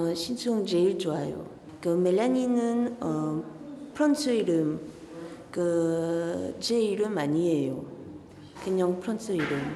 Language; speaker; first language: Korean; early bilingual, heritage; French